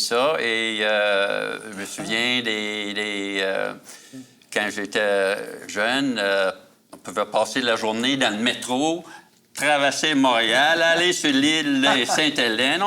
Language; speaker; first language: French; native; French